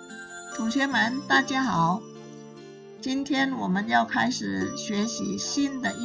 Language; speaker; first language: Chinese; non-native, fluent; Indonesian